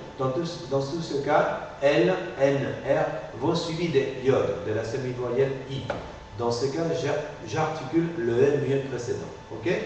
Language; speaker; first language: French; non-native, fluent; Spanish